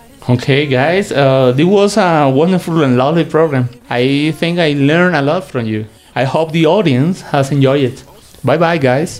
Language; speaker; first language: English; non-native, fluent; Spanish